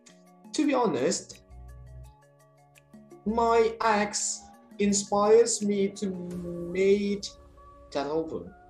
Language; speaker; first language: English; non-native, learner; Indonesian